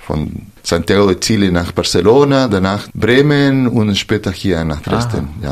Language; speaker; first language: German; non-native, fluent; Spanish